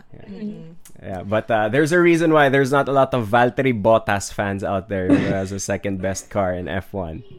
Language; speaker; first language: English; non-native, local second language; Filipino